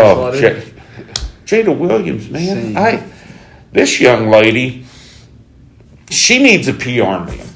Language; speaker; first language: English; native; English